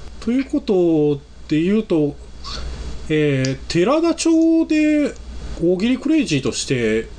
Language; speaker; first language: Japanese; native; Japanese